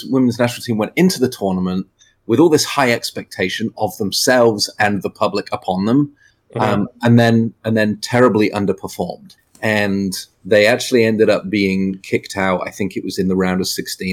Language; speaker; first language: English; native; English